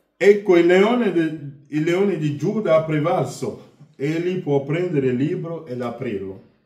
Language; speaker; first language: Italian; non-native, fluent; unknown